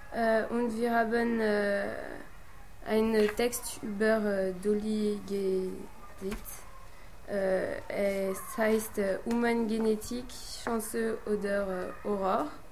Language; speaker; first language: German; non-native, learner; French